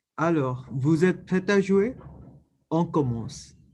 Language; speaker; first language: French; non-native, fluent; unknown